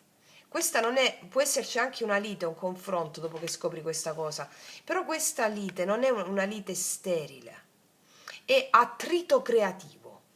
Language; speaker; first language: Italian; native; Italian